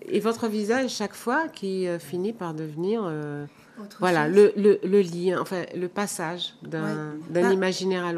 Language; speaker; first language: French; native; French